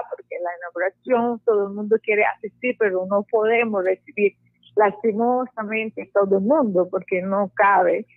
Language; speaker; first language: Spanish; non-native, fluent; Arabic